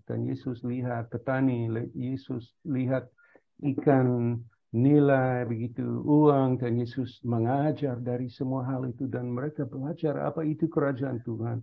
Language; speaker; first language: Indonesian; non-native, fluent; English